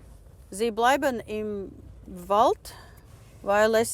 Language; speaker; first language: German; non-native, learner; Latvian